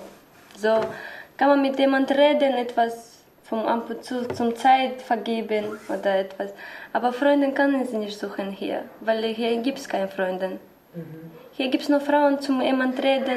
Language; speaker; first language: German; non-native, learner; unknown